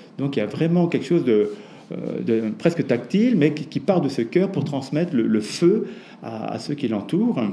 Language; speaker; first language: French; native; French